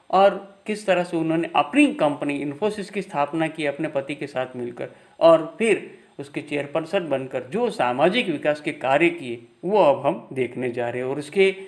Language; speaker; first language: Hindi; non-native, local second language; Gujarati